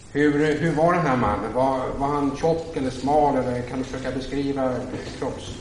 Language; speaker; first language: Swedish; native; Swedish